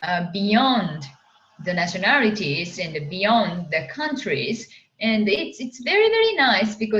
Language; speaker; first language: English; non-native, fluent; Japanese